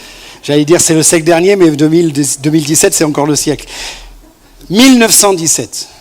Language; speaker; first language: French; native; French